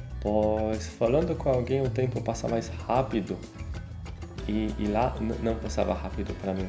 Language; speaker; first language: Portuguese; non-native, fluent; Polish